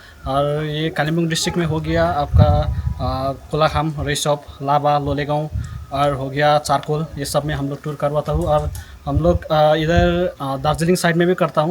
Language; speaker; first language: Hindi; non-native, local second language; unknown